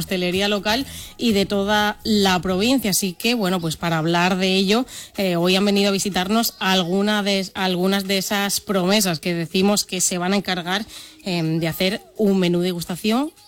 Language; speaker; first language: Spanish; native; Spanish